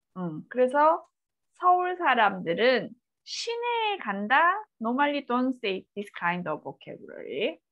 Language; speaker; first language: Korean; native; Korean